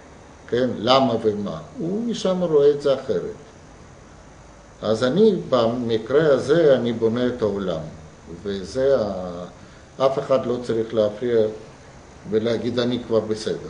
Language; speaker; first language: Hebrew; non-native, fluent; Russian